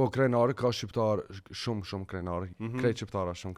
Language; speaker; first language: Albanian; non-native, learner; Arabic